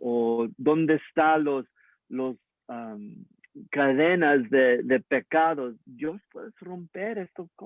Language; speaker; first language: Spanish; early bilingual, heritage; English